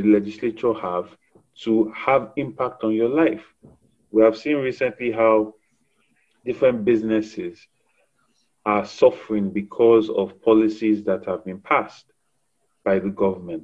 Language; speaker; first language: English; non-native, local second language; Yoruba